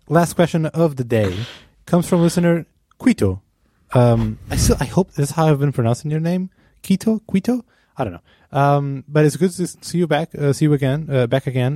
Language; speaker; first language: English; non-native, fluent; Portuguese